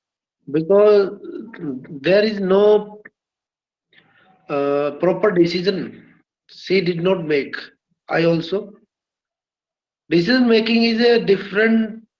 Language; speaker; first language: English; non-native, learner; Hindi